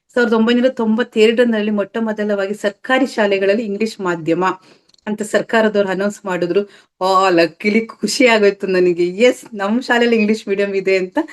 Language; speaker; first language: Kannada; native; Kannada